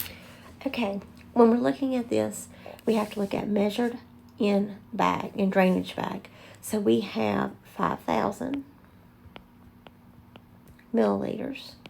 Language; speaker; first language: English; native; English